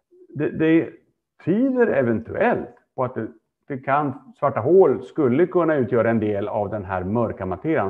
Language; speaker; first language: Swedish; native; Swedish